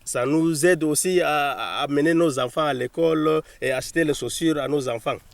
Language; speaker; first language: French; non-native, local second language; Fula